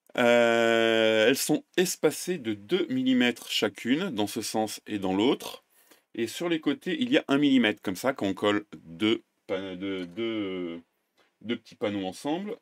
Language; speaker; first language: French; native; French